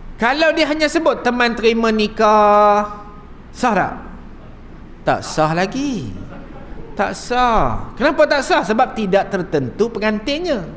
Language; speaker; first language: Malay; native; Malay